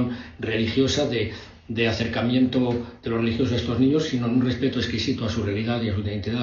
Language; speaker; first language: Spanish; native; Spanish